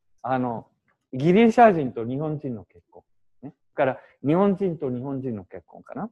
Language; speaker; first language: Japanese; native; Japanese